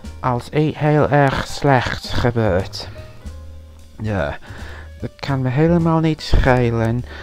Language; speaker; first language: Dutch; non-native, learner; English